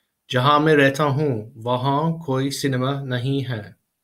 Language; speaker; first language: Hindi; non-native, learner; English